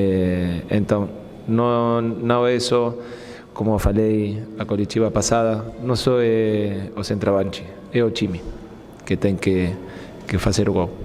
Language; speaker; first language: Portuguese; non-native, fluent; Spanish